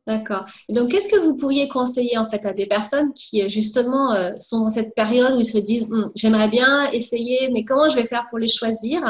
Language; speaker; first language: French; native; French